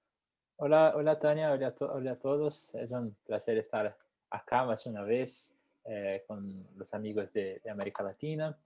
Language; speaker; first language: Spanish; non-native, fluent; Portuguese